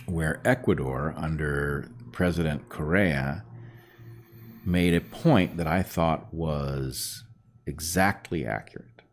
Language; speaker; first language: English; native; English